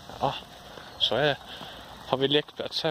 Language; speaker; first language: Swedish; native; Swedish